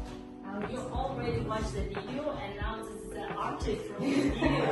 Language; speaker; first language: English; non-native, learner; Russian